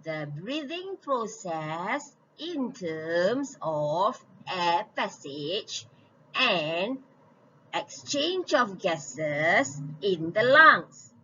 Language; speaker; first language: English; non-native, local second language; Malay